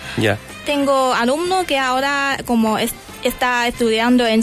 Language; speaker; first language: Spanish; non-native, learner; Chinese